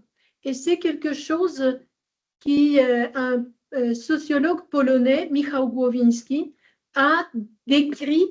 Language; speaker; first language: French; non-native, fluent; Polish